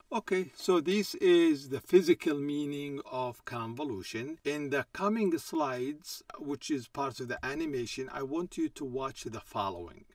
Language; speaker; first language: English; non-native, fluent; Arabic